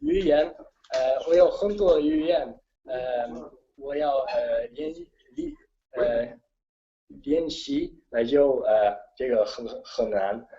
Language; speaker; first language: Chinese; non-native, learner; Italian